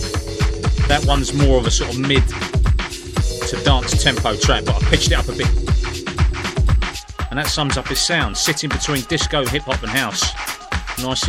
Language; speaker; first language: English; native; English